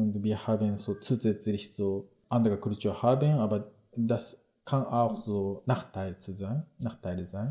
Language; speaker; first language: German; non-native, learner; Japanese